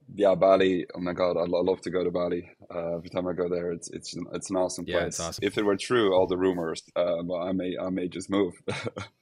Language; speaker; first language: English; non-native, fluent; Dutch